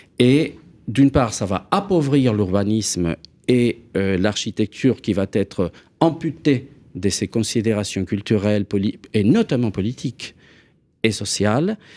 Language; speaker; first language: French; non-native, fluent; Spanish